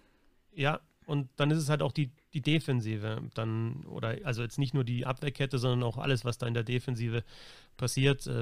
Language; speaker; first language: German; native; German